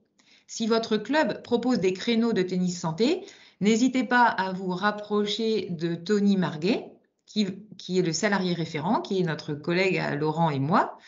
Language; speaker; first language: French; native; French